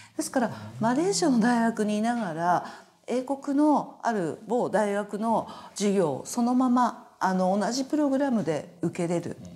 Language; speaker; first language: Japanese; native; Japanese